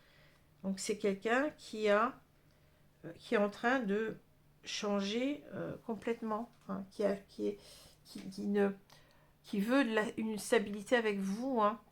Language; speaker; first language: French; native; French